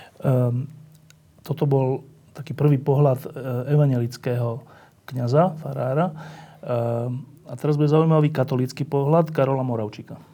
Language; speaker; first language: Slovak; native; Slovak